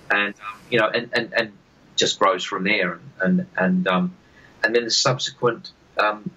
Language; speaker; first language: English; native; English